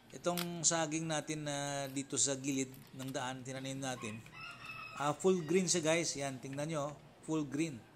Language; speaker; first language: Filipino; non-native, local second language; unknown